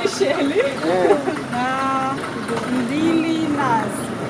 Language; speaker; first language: Swahili; non-native, learner; Portuguese